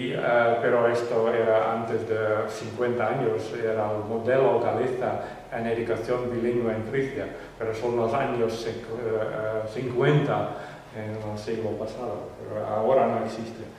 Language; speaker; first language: Spanish; non-native, fluent; Western Frisian